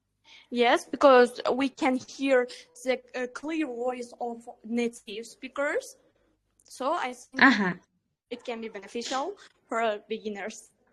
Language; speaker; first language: English; non-native, learner; Uzbek